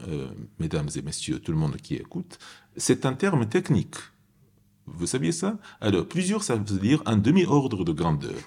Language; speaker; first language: French; non-native, fluent; Japanese